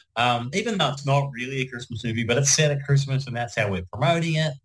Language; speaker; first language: English; native; English